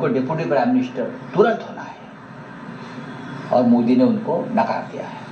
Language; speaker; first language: Hindi; non-native, local second language; Marathi